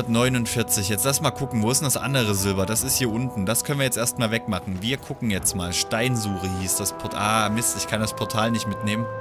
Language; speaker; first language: German; native; German